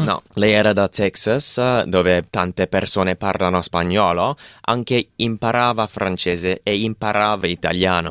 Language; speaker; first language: Italian; non-native, fluent; English